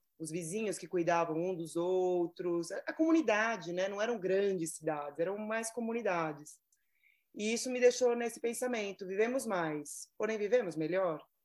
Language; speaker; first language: Portuguese; native; Portuguese